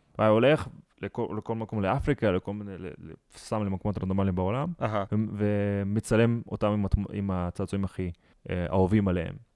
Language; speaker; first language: Hebrew; native; Hebrew